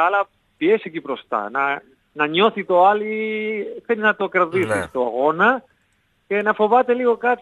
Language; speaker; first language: Greek; non-native, learner; Spanish